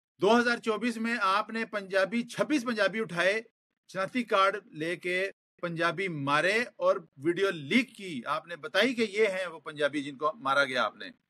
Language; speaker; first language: Urdu; non-native, local second language; Punjabi